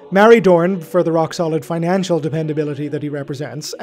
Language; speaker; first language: English; native; English